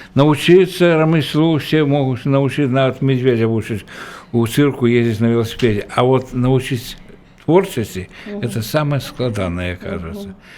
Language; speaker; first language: Belarusian; native; Belarusian